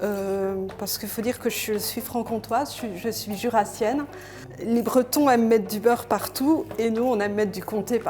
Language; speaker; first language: French; native; French